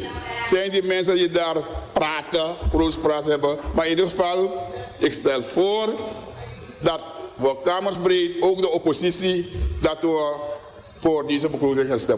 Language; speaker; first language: Dutch; non-native, local second language; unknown